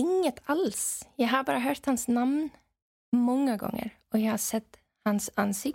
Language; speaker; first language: Swedish; non-native, fluent; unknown